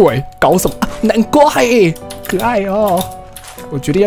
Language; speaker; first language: Chinese; native; Chinese